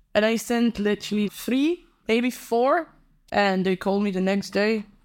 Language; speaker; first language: English; non-native, fluent; Polish